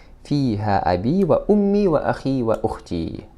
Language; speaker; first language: Arabic; non-native, fluent; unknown